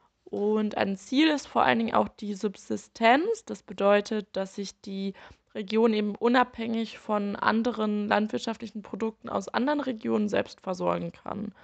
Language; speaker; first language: German; native; German